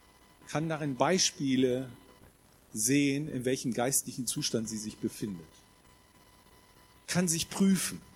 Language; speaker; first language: German; native; German